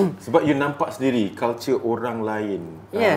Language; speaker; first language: Malay; native; Malay